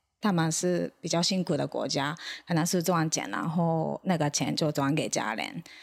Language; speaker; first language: Chinese; non-native, fluent; Japanese